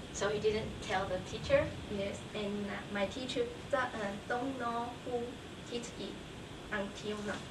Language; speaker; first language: English; non-native, learner; Chinese